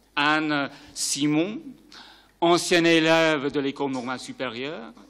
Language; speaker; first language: French; native; French